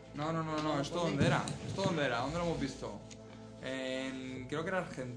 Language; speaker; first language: Spanish; native; Spanish